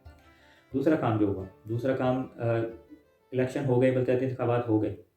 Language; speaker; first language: Urdu; native; Urdu